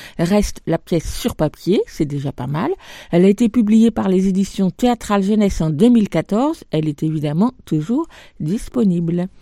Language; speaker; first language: French; native; French